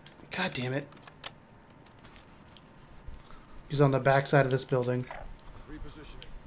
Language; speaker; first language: English; native; English